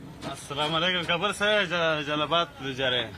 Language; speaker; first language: Hindi; non-native, learner; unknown